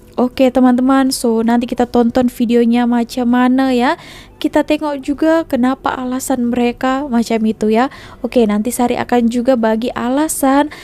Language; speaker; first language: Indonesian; native; Indonesian